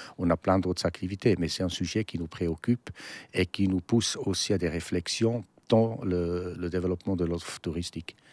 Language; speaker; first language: French; non-native, local second language; German